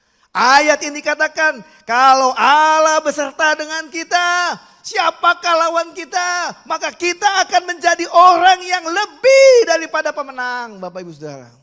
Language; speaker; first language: Indonesian; native; Indonesian